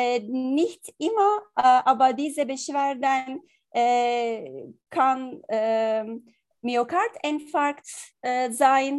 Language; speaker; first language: German; non-native, learner; Turkish